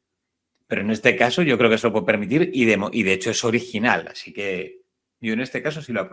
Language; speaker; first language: Spanish; native; Spanish